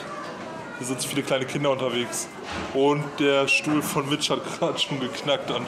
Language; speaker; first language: German; native; German